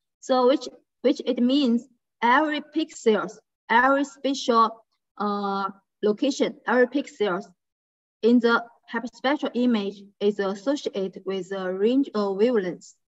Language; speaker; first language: English; non-native, fluent; Chinese